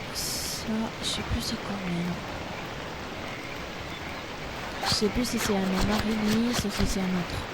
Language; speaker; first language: French; non-native, fluent; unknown